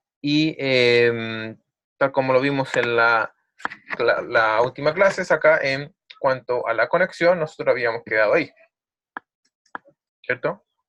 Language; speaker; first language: Spanish; native; Spanish